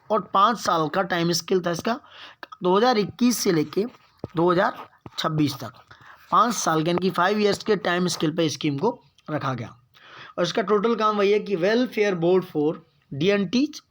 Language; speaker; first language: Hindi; native; Hindi